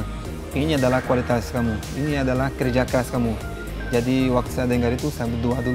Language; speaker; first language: Indonesian; non-native, fluent; Portuguese